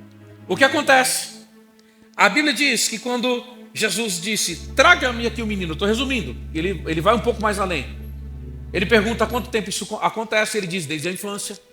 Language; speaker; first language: Portuguese; native; Portuguese